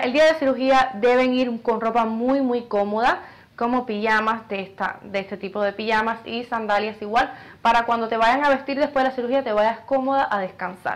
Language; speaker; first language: Spanish; native; Spanish